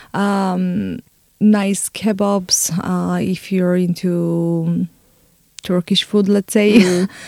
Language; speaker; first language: English; non-native, fluent; Romanian